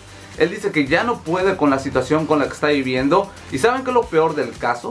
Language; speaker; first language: Spanish; native; Spanish